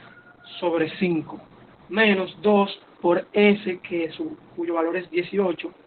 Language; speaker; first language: Spanish; native; Spanish